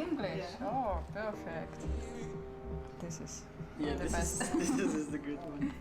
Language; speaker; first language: English; non-native, fluent; Russian